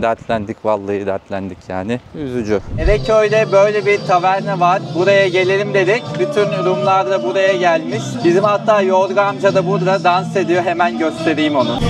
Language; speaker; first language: Turkish; native; Turkish